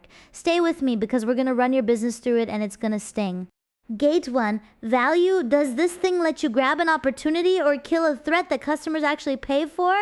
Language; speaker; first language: English; native; English